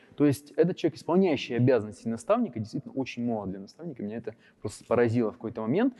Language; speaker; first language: Russian; native; Russian